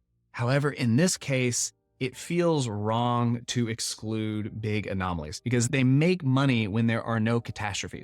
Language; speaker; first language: English; native; English